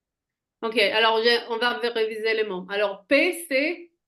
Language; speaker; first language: French; non-native, fluent; Hebrew